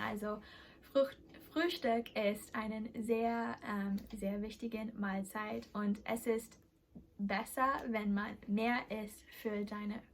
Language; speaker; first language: German; non-native, learner; English